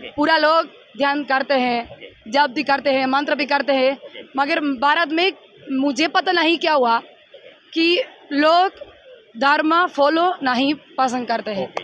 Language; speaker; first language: Hindi; non-native, learner; Spanish